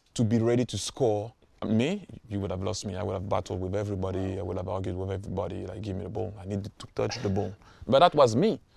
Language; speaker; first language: English; non-native, fluent; French